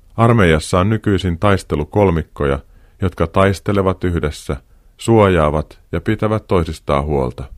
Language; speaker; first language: Finnish; native; Finnish